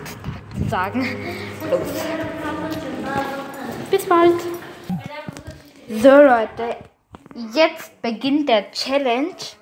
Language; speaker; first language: German; non-native, learner; Bulgarian